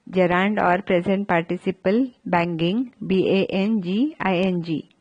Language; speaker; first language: Hindi; non-native, local second language; Marathi